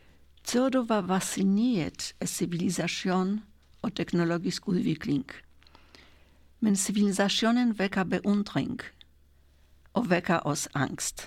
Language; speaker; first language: Danish; non-native, fluent; Polish